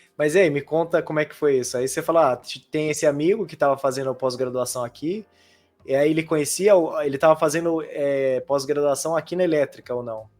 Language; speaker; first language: Portuguese; native; Portuguese